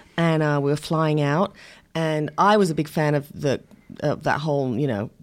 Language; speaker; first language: English; native; English